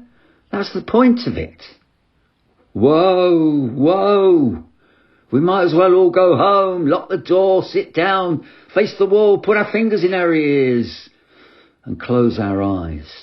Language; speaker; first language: English; native; English